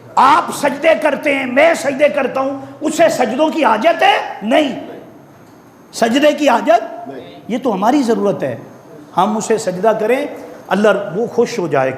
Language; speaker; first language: Urdu; non-native, local second language; Punjabi